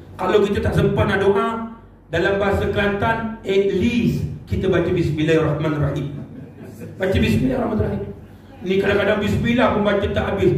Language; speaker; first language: Malay; non-native, local second language; Tamil